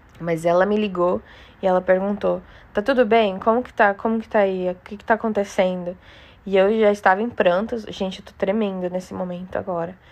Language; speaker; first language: Portuguese; native; Portuguese